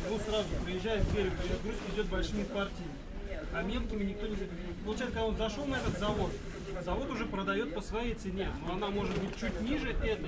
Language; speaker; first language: Russian; native; Russian